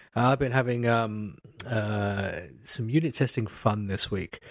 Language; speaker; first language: English; native; English